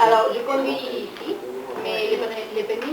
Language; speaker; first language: French; non-native, fluent; Spanish